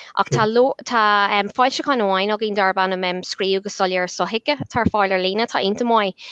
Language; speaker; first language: Irish; non-native, local second language; English